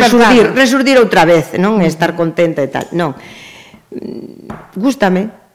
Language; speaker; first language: Galician; native; Galician